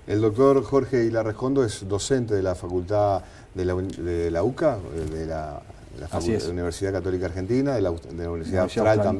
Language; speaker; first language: Spanish; native; Spanish